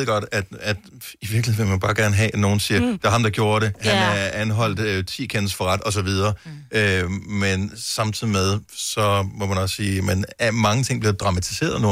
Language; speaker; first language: Danish; native; Danish